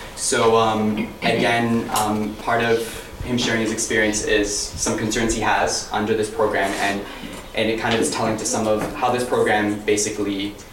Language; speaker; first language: English; native; English